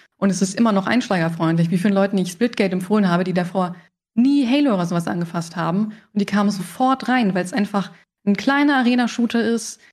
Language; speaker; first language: German; early bilingual, other home language; Spanish